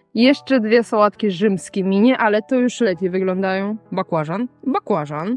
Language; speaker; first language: Polish; non-native, fluent; Kazakh